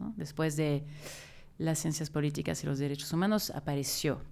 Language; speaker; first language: Spanish; non-native, fluent; French